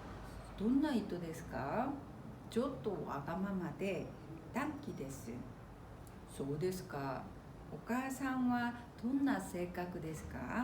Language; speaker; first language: Japanese; non-native, fluent; Korean